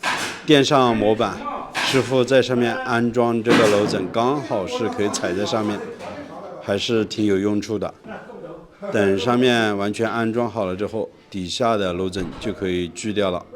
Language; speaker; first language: Chinese; native; Chinese